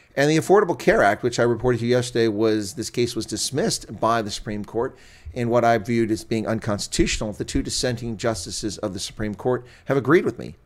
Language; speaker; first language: English; native; English